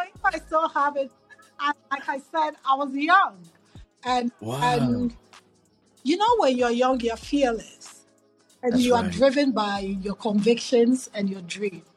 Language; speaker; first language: English; non-native, local second language; Akan